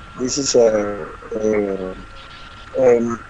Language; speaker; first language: English; non-native, learner; Spanish